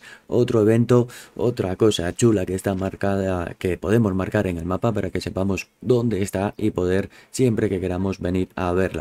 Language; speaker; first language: Spanish; native; Spanish